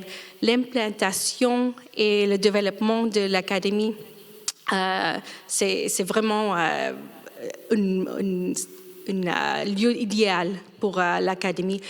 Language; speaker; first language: French; non-native, fluent; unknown